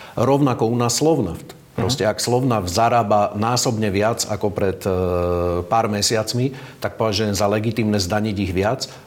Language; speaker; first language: Slovak; native; Slovak